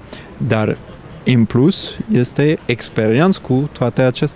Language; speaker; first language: Romanian; non-native, fluent; French